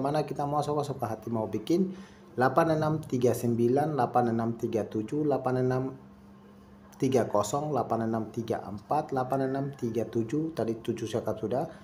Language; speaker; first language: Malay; non-native, learner; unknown